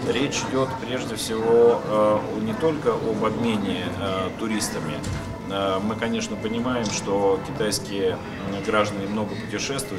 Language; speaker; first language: Russian; native; Russian